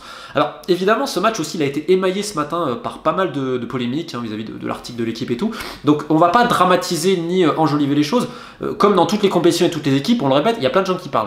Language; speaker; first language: French; native; French